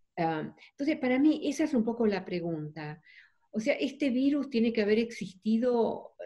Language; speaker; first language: Spanish; non-native, fluent; Dutch